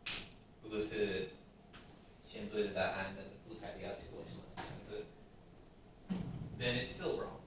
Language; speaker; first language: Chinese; non-native, learner; English